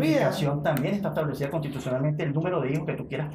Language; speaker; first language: Spanish; native; Spanish